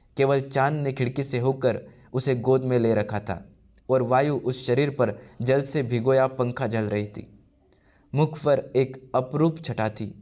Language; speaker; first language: Hindi; non-native, local second language; Marathi